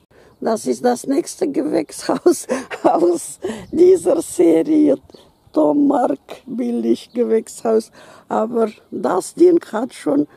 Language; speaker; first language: German; non-native, fluent; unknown